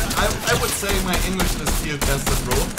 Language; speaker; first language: English; non-native, fluent; German